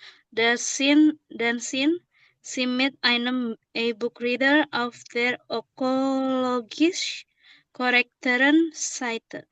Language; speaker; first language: German; non-native, learner; Indonesian